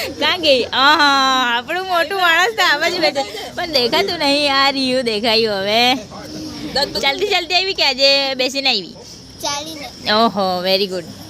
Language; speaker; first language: Gujarati; non-native, local second language; Kukna